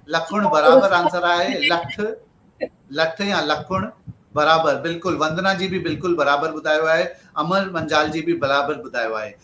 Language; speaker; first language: Sindhi; early bilingual, heritage; Sindhi